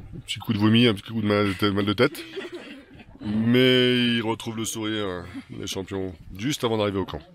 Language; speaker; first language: French; native; French